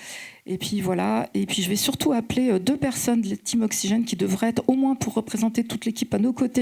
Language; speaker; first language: French; native; French